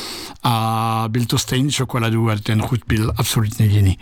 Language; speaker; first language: Czech; non-native, learner; French